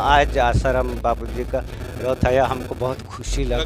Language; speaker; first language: Hindi; non-native, local second language; Odia